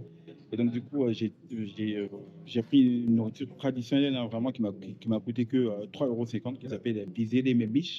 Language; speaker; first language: French; native; French